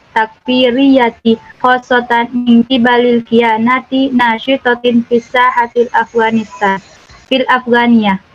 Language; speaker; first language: Arabic; non-native, learner; Indonesian